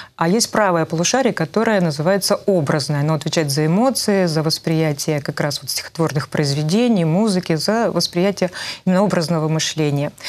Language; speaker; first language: Russian; native; Russian